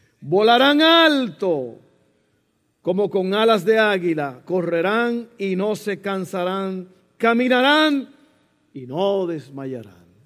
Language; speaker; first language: Spanish; early bilingual, heritage; Spanish